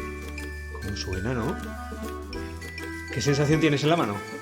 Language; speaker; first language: Spanish; native; Spanish